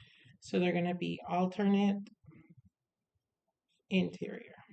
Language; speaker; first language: English; native; English